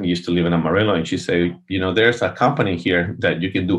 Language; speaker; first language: English; non-native, fluent; Spanish